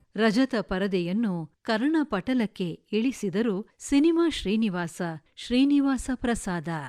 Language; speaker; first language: Kannada; native; Kannada